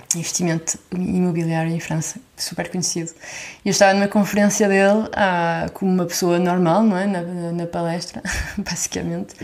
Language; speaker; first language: Portuguese; early bilingual, other home language; French